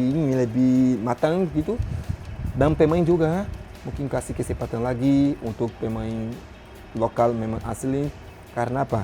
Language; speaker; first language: Indonesian; non-native, fluent; Portuguese